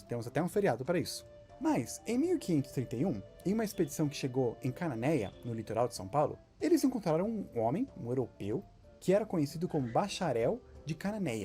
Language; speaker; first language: Portuguese; native; Portuguese